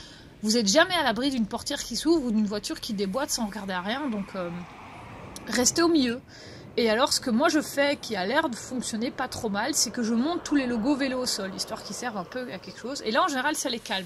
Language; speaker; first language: French; native; French